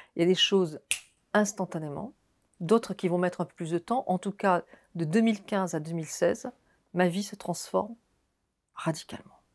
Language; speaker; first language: French; native; French